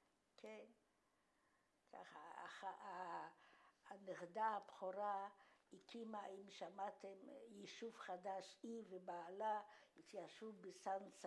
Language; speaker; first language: Hebrew; non-native, fluent; Polish